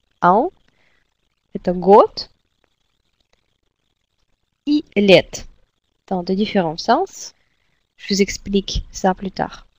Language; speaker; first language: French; non-native, fluent; Russian